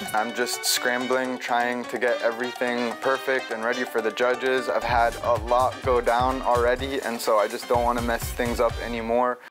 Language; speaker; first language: English; early bilingual, other home language; Arabic